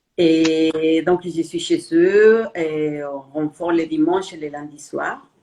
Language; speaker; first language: French; non-native, fluent; Spanish